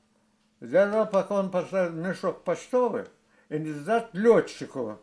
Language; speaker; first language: Russian; non-native, local second language; Karachay-Balkar